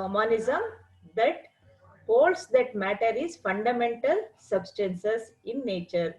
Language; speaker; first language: English; non-native, local second language; Kannada